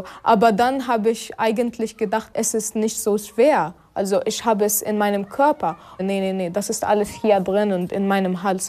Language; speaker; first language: German; non-native, fluent; Arabic